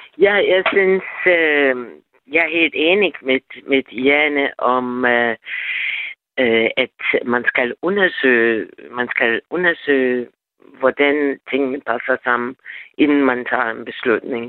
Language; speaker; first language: Danish; non-native, fluent; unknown